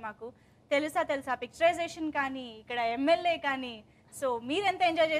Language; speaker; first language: Telugu; native; Telugu